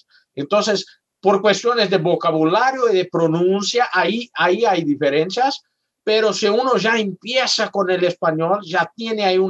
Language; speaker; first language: Spanish; non-native, fluent; Portuguese